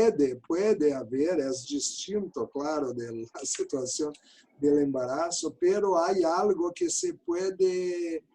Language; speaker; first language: Spanish; non-native, learner; Portuguese